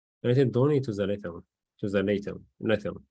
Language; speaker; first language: English; non-native, learner; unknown